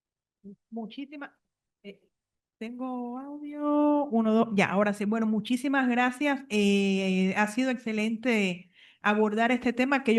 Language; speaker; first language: Spanish; native; Spanish